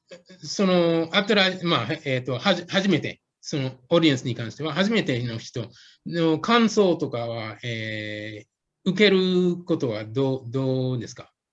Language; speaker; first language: Japanese; non-native, fluent; English